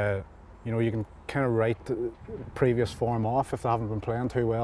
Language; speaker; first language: English; native; English